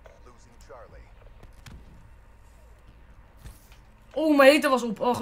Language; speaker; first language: Dutch; native; Dutch